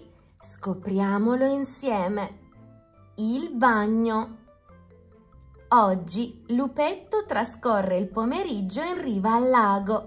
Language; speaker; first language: Italian; native; Italian